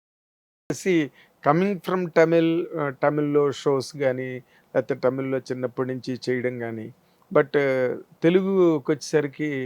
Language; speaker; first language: Telugu; native; Telugu